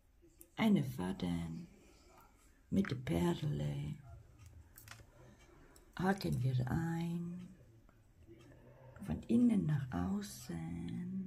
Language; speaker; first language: German; non-native, fluent; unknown